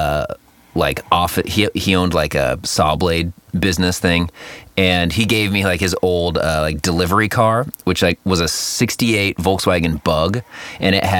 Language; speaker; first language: English; native; English